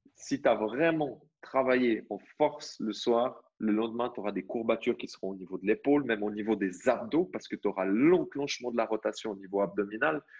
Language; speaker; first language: French; native; French